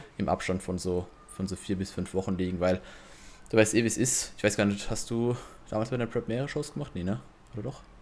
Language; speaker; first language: German; native; German